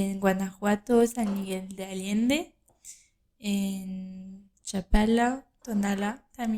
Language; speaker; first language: Spanish; non-native, fluent; French